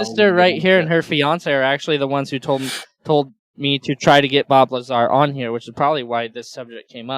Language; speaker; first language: English; native; English